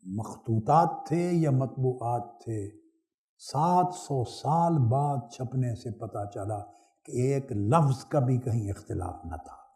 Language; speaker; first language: Urdu; non-native, local second language; Punjabi